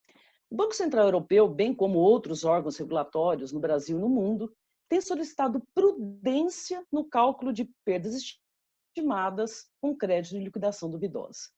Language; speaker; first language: Portuguese; native; Portuguese